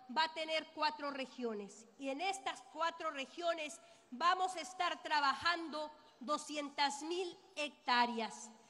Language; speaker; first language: Spanish; native; Spanish